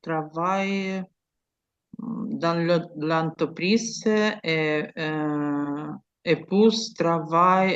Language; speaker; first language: French; non-native, learner; Ukrainian